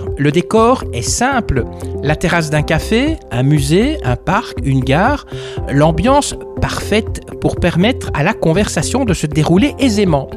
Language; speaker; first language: French; native; French